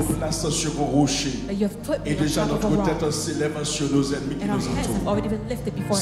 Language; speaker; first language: French; non-native, local second language; Haitian Creole